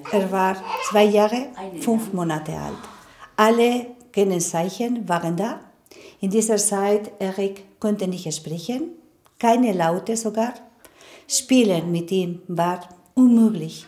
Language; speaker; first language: German; non-native, fluent; Spanish